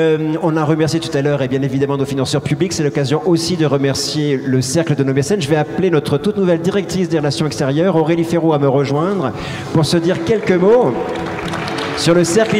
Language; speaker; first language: French; native; French